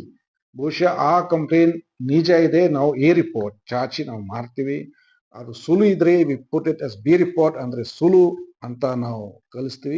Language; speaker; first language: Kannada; non-native, fluent; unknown